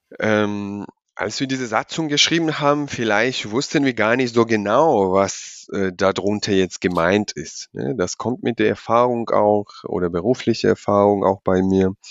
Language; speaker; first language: German; non-native, fluent; Georgian